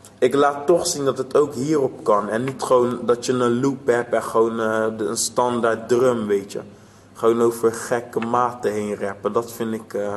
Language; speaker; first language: Dutch; native; Dutch